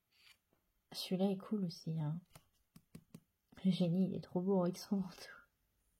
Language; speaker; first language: French; native; French